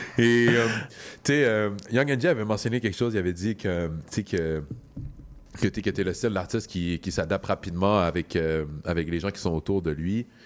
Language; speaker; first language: French; native; French